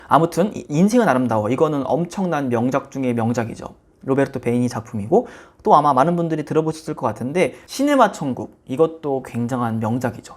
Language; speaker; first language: Korean; native; Korean